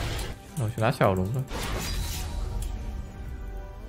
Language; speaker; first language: Chinese; native; Chinese